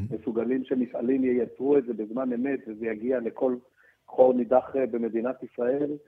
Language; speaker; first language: Hebrew; early bilingual, other home language; French